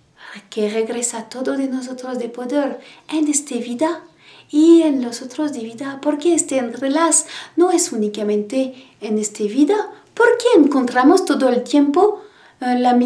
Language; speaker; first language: Spanish; non-native, learner; French